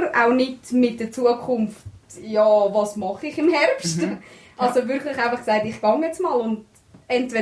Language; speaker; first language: German; native; German